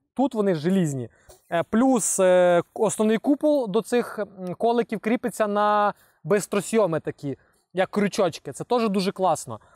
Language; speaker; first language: Ukrainian; non-native, local second language; Russian